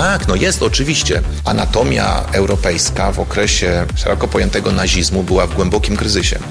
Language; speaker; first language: Polish; native; Polish